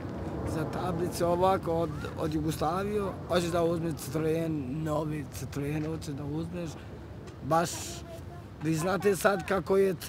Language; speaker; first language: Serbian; non-native, local second language; Romany